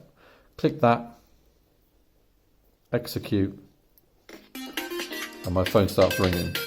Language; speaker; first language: English; native; English